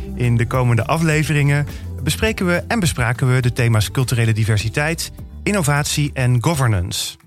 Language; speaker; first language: Dutch; early bilingual, other home language; Indonesian